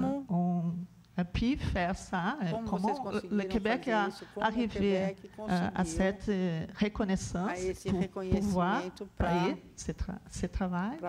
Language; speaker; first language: French; non-native, fluent; Portuguese